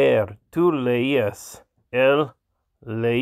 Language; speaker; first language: Spanish; non-native, learner; English